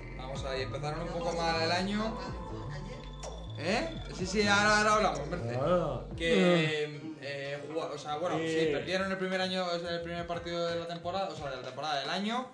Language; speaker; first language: Spanish; native; Spanish